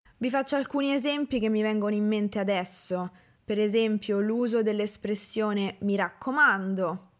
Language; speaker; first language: Italian; native; Italian